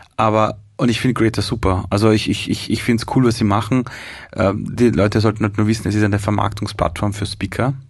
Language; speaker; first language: German; early bilingual, other home language; Persian